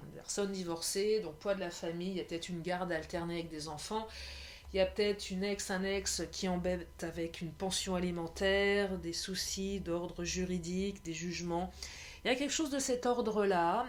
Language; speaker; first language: French; native; French